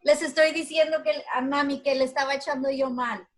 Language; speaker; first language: Spanish; early bilingual, heritage; Spanish